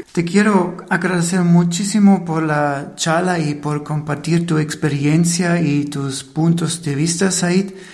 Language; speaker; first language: Spanish; non-native, fluent; German